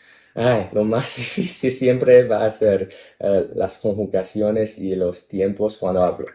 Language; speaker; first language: Spanish; non-native, fluent; Cantonese